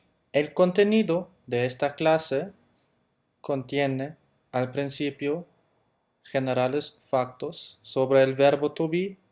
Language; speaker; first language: Spanish; non-native, fluent; German